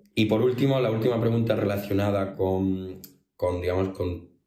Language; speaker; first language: Spanish; native; Spanish